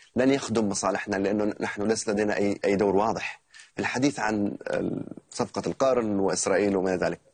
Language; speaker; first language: Arabic; native; Arabic